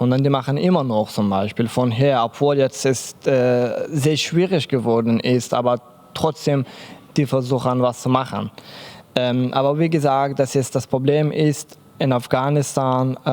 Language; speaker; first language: German; non-native, learner; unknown